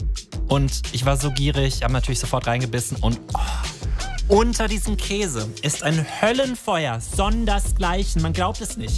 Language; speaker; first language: German; native; German